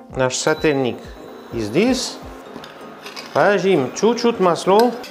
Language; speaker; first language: Russian; non-native, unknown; French